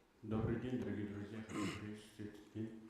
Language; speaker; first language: Russian; non-native, fluent; Mongolian